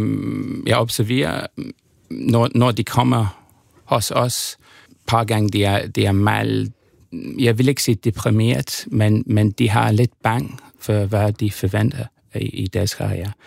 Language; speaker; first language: Danish; non-native, fluent; German